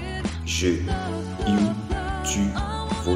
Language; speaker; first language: Portuguese; non-native, fluent; French